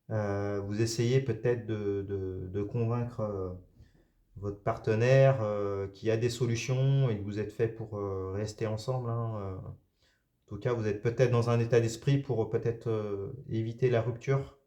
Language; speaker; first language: French; native; French